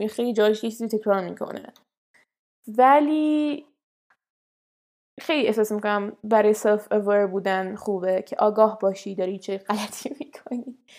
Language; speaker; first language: Persian; native; Persian